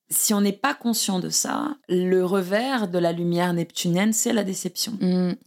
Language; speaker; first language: French; non-native, fluent; Portuguese